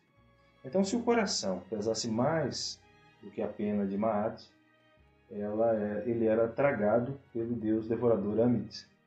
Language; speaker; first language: Portuguese; native; Portuguese